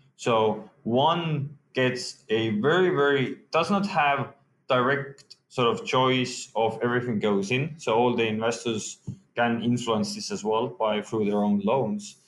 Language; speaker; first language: English; non-native, fluent; Estonian